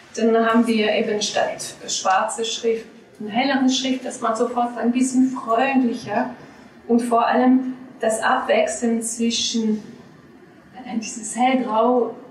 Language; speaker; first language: German; non-native, fluent; French